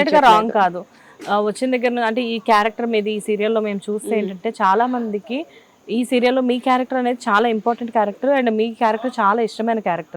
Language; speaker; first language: Telugu; native; Telugu